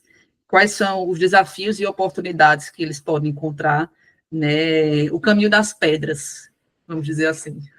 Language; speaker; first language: Portuguese; native; Portuguese